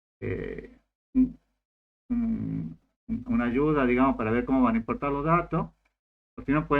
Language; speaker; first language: Spanish; native; Spanish